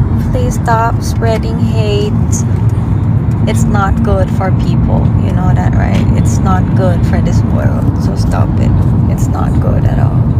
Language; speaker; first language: English; non-native, learner; Thai